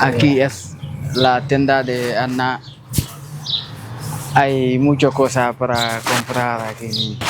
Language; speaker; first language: Spanish; non-native, learner; Fula